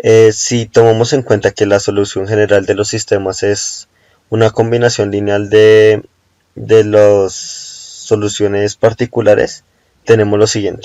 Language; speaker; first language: Spanish; native; Spanish